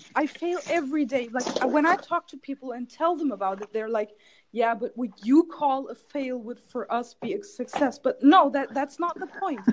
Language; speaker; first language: English; non-native, fluent; German